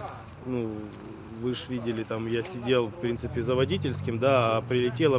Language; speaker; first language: Russian; native; Russian